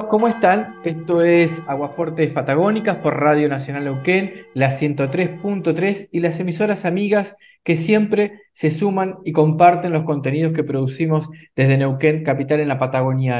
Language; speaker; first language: Spanish; native; Spanish